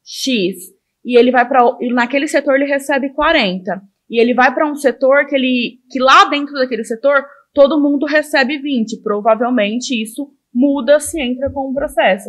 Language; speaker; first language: Portuguese; native; Portuguese